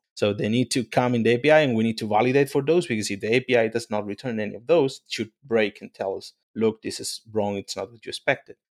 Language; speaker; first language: English; non-native, fluent; Spanish